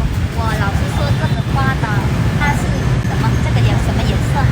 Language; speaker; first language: Chinese; non-native, learner; Vietnamese